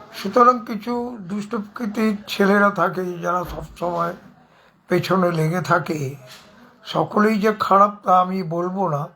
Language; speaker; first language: Bangla; non-native, local second language; Punjabi